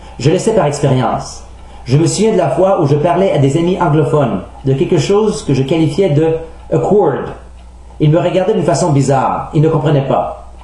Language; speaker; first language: French; native; French